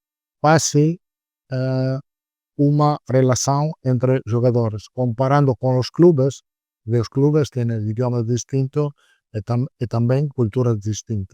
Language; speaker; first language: Portuguese; non-native, learner; Italian